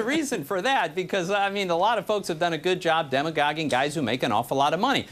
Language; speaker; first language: English; native; English